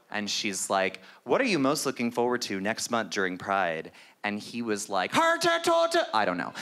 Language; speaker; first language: English; native; English